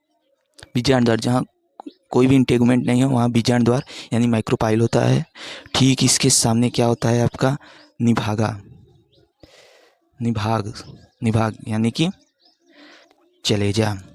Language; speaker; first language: Hindi; native; Hindi